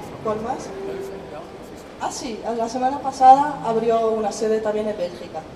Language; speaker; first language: Spanish; non-native, fluent; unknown